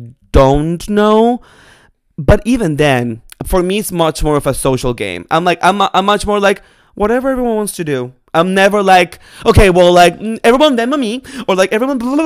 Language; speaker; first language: English; non-native, fluent; Spanish